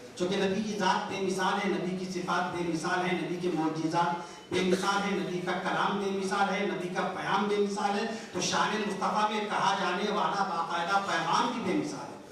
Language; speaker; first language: Urdu; native; Urdu